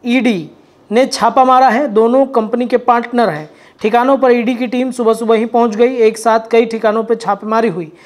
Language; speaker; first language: Hindi; native; Hindi